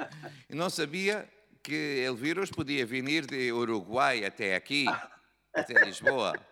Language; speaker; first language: Spanish; non-native, learner; Portuguese